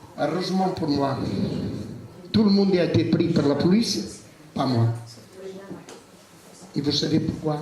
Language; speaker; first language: French; non-native, fluent; Portuguese